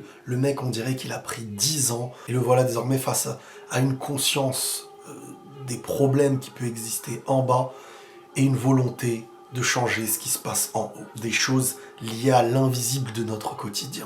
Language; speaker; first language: French; native; French